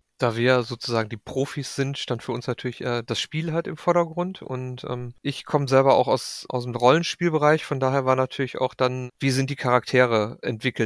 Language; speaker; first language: German; native; German